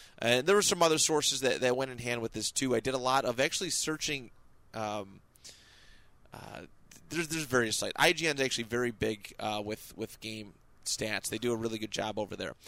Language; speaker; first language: English; native; English